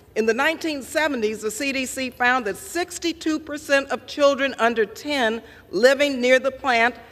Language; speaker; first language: English; native; English